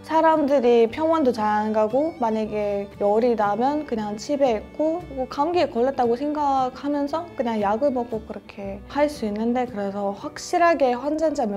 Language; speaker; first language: Korean; non-native, fluent; Russian